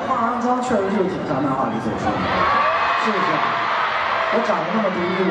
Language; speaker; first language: Chinese; native; Chinese